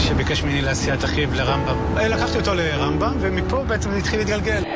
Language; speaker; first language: Hebrew; native; Hebrew